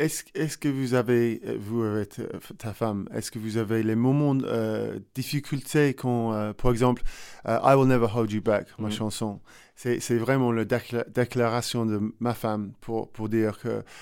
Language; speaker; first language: French; non-native, learner; English